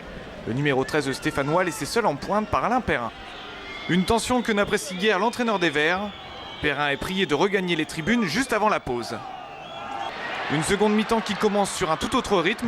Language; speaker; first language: French; native; French